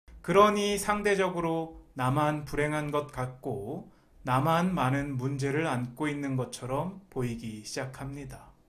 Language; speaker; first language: Korean; native; Korean